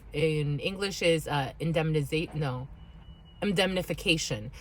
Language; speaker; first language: English; native; English